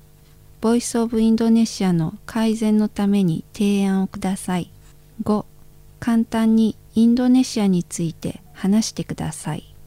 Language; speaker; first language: Japanese; non-native, fluent; Indonesian